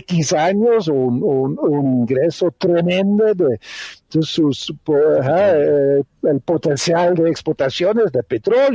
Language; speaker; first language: Spanish; non-native, fluent; Dutch